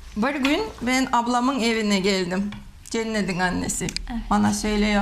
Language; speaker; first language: Turkish; non-native, fluent; Turkmen